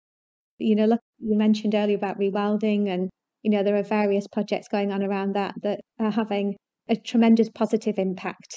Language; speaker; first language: English; native; English